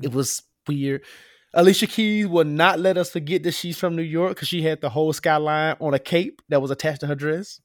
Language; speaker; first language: English; native; English